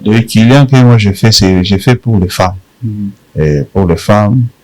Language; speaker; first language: French; non-native, local second language; Rundi